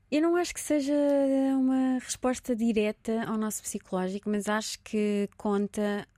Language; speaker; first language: Portuguese; native; Portuguese